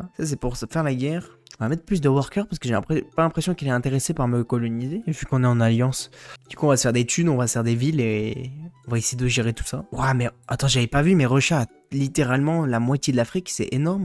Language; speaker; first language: French; native; French